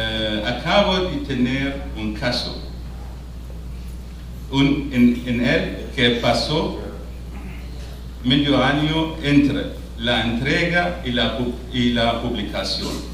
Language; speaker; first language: Spanish; non-native, fluent; Arabic